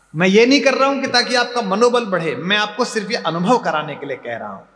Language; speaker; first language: Hindi; native; Hindi